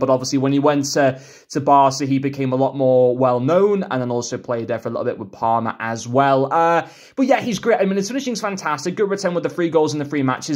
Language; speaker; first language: English; native; English